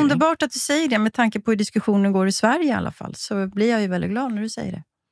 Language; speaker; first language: Swedish; native; Swedish